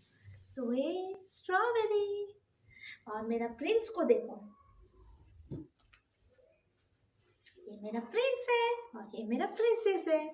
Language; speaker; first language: Hindi; non-native, local second language; Bangla